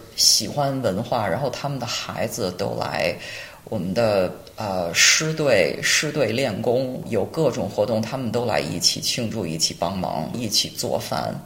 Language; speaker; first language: Chinese; native; Chinese